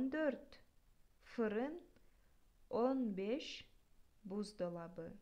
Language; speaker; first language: Turkish; non-native, fluent; Kyrgyz